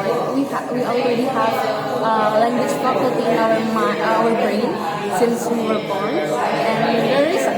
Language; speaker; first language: English; non-native, learner; Indonesian